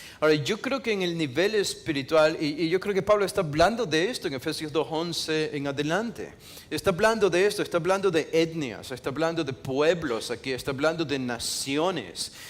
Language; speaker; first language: Spanish; native; Spanish